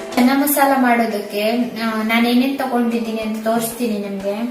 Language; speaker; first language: Kannada; native; Kannada